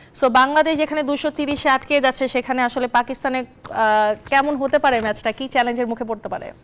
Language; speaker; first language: Bangla; native; Bangla